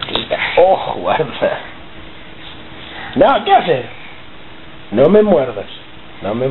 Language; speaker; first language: Spanish; native; Spanish